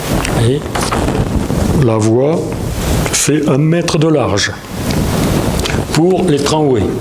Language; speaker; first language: French; native; French